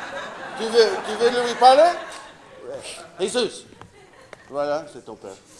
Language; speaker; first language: French; non-native, fluent; English